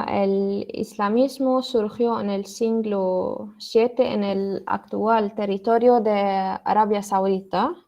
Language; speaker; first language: Spanish; non-native, learner; Arabic